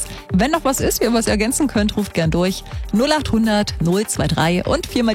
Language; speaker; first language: German; native; German